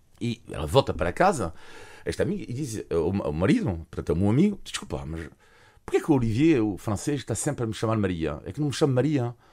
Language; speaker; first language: Portuguese; non-native, fluent; French